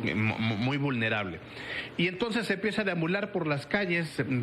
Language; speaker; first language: Spanish; native; Spanish